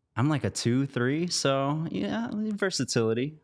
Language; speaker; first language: English; native; English